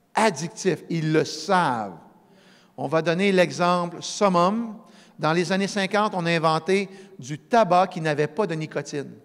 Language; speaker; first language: French; native; French